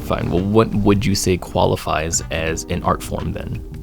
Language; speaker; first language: English; native; English